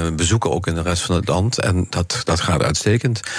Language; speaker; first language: Dutch; native; Dutch